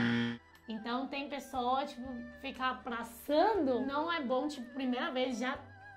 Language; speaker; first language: Portuguese; non-native, learner; Chinese